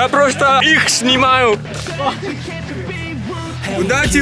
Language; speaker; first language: Russian; non-native, learner; Malay